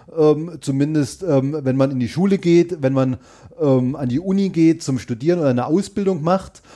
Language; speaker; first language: German; native; German